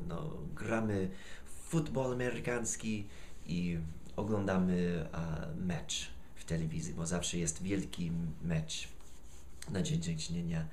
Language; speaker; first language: Polish; non-native, fluent; English